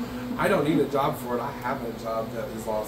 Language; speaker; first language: English; native; English